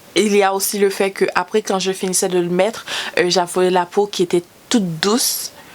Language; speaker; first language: French; native; French